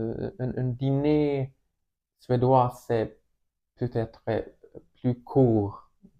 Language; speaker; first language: French; non-native, learner; Swedish